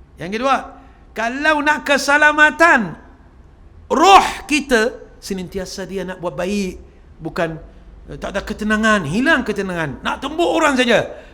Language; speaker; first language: Malay; non-native, fluent; Arabic